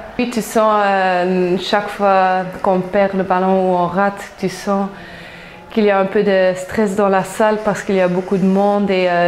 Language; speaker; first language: French; non-native, local second language; Dutch